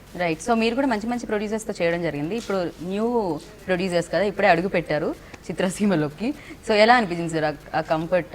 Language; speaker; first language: Telugu; native; Telugu